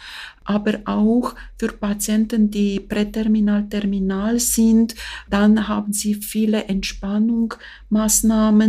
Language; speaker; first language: German; non-native, fluent; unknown